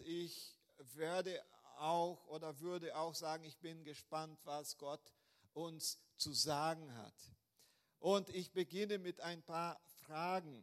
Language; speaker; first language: German; non-native, fluent; Portuguese